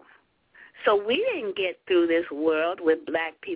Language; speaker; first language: English; native; English